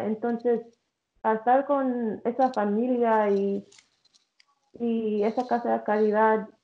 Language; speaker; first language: Spanish; early bilingual, heritage; English